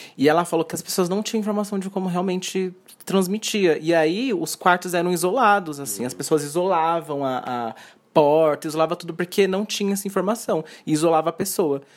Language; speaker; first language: Portuguese; native; Portuguese